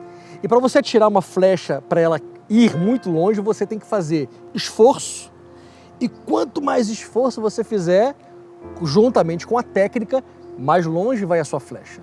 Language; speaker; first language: Portuguese; native; Portuguese